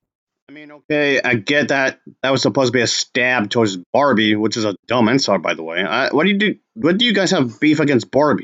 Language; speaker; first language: English; native; English